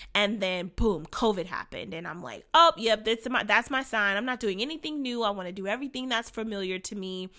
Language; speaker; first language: English; native; English